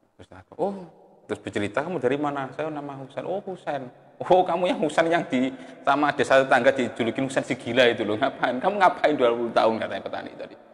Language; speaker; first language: Indonesian; non-native, local second language; Javanese